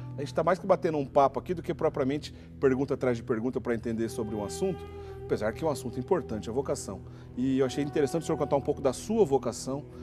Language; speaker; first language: Portuguese; native; Portuguese